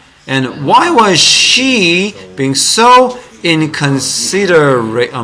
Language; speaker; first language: English; non-native, fluent; Korean